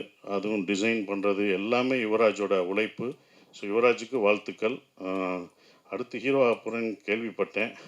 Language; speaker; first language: Tamil; native; Tamil